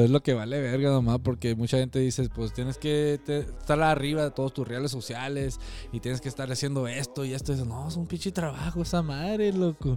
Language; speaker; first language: Spanish; early bilingual, other home language; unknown